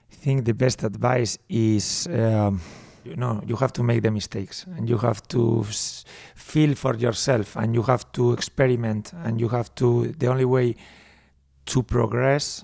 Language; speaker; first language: English; non-native, fluent; Spanish